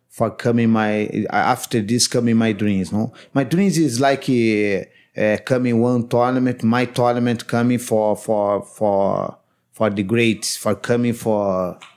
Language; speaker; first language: English; non-native, learner; Portuguese